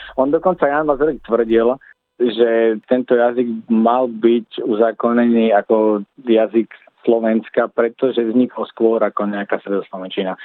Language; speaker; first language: Slovak; native; Slovak